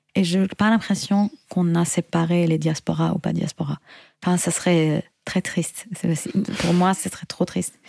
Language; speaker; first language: French; non-native, fluent; Arabic